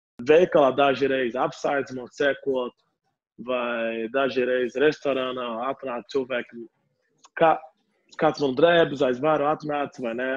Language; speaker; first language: Latvian; non-native, learner; Portuguese